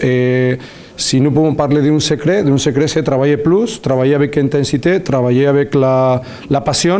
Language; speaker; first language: French; non-native, learner; Spanish